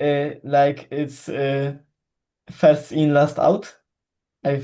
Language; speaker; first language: English; non-native, learner; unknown